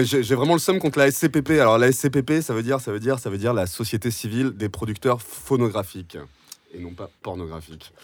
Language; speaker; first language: French; native; French